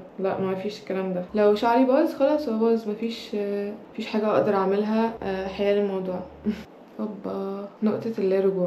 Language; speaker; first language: Arabic; native; Arabic